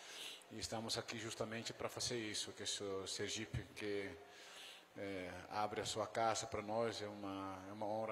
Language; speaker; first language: Portuguese; non-native, fluent; Dutch